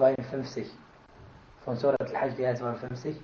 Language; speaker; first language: German; non-native, fluent; Arabic